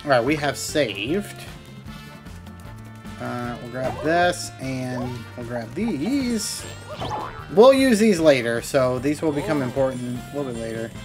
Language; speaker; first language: English; native; English